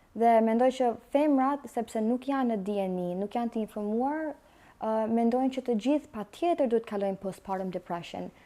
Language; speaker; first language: Albanian; early bilingual, heritage; Albanian